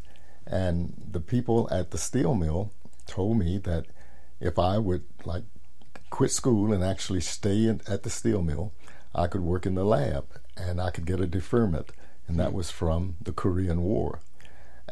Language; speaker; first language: English; native; English